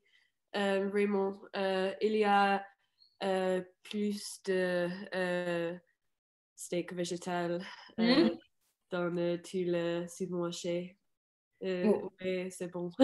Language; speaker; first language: French; non-native, learner; English